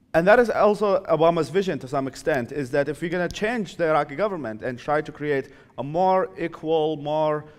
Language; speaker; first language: English; non-native, fluent; Arabic